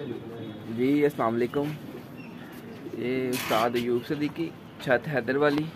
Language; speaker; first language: Hindi; non-native, local second language; Punjabi